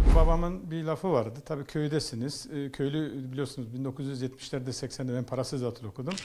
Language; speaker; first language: Turkish; native; Turkish